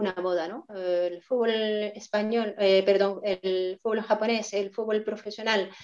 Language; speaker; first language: Spanish; non-native, fluent; Japanese